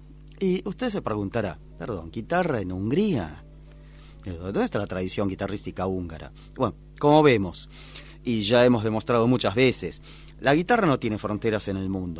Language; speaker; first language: Spanish; native; Spanish